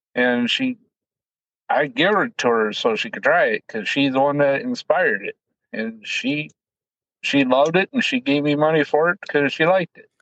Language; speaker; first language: English; native; English